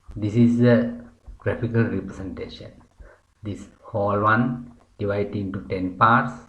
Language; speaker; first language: English; non-native, local second language; Sinhala